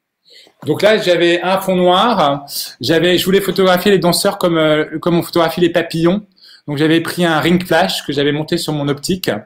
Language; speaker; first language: French; native; French